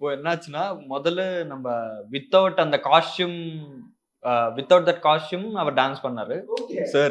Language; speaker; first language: Tamil; non-native, learner; Telugu